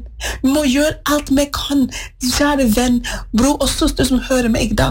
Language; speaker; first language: Norwegian; non-native, fluent; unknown